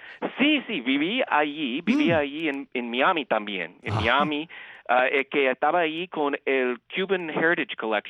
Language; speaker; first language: Spanish; early bilingual, heritage; Spanish